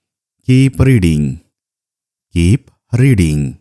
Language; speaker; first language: English; non-native, fluent; Nepali